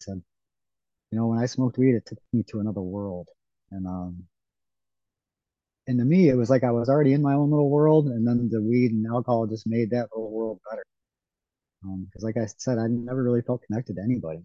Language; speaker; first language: English; native; English